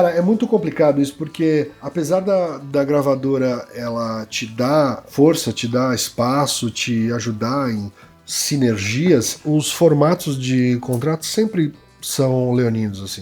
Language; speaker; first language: Portuguese; native; Portuguese